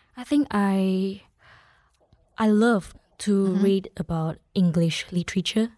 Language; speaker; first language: English; non-native, local second language; Chinese